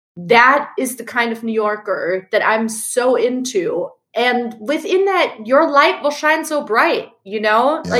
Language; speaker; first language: English; non-native, fluent; German